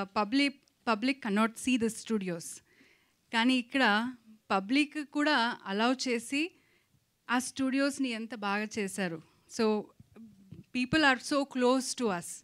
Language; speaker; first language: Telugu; non-native, local second language; Kannada